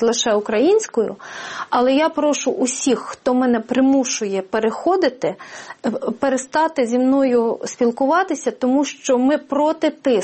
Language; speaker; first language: Ukrainian; native; Ukrainian